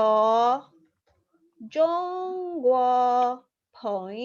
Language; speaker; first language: Chinese; non-native, fluent; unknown